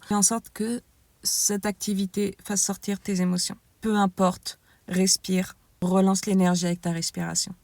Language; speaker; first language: French; native; French